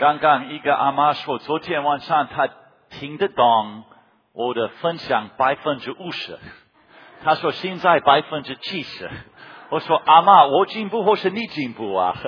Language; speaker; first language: Chinese; non-native, fluent; English